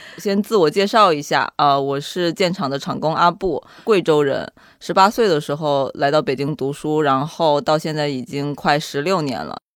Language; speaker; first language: Chinese; native; Chinese